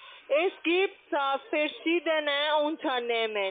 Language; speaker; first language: German; non-native, learner; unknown